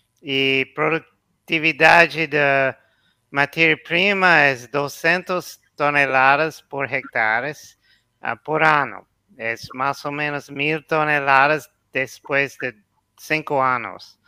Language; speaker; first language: Portuguese; non-native, learner; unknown